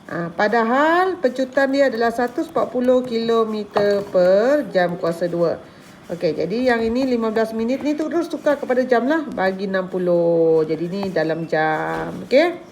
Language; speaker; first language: Malay; native; Malay